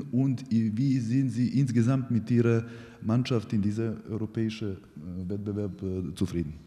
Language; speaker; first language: German; non-native, fluent; Serbian